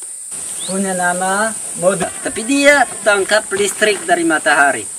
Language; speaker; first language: Indonesian; non-native, learner; French